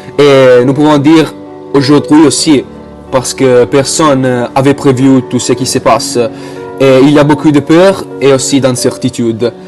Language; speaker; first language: French; non-native, learner; Italian